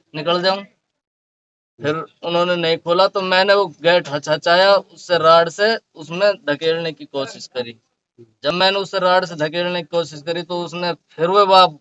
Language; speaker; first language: Hindi; native; Hindi